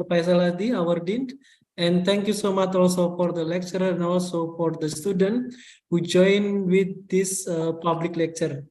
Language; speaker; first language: English; non-native, fluent; Indonesian